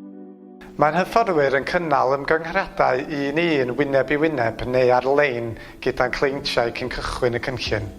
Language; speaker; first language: Welsh; native; Welsh